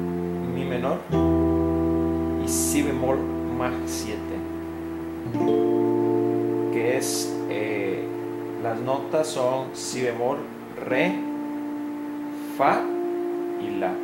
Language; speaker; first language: Spanish; native; Spanish